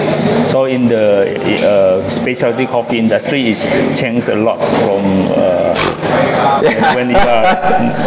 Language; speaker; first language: English; non-native, learner; Indonesian